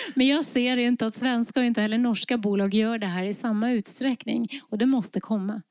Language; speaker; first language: Swedish; early bilingual, other home language; Norwegian